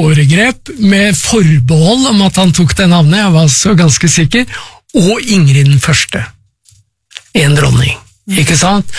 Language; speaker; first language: Norwegian; native; Norwegian